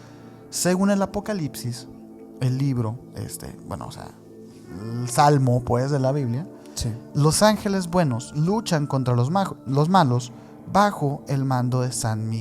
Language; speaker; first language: Spanish; native; Spanish